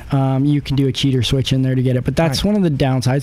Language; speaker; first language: English; native; English